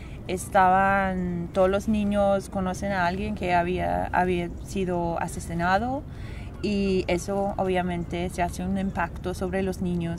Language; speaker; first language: Spanish; non-native, fluent; English